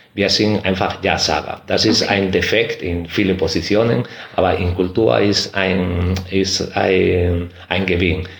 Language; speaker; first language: German; non-native, fluent; Spanish